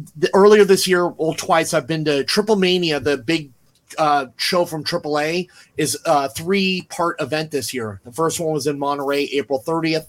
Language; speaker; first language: English; native; English